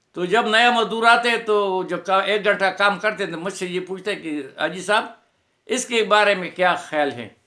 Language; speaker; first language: Urdu; non-native, local second language; Pashto